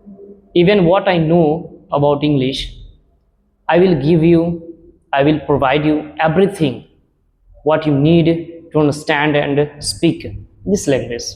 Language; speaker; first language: English; non-native, learner; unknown